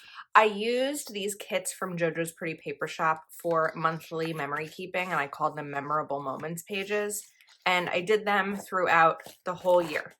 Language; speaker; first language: English; native; English